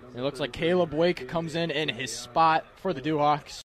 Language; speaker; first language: English; native; English